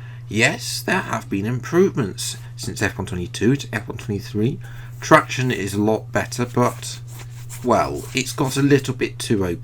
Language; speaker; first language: English; native; English